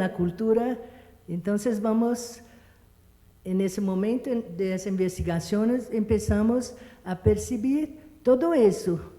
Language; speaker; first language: Spanish; non-native, fluent; Portuguese